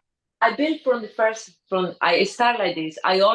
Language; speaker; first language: English; non-native, learner; Spanish